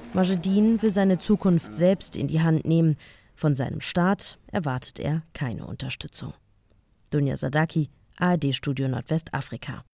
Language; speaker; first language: German; native; German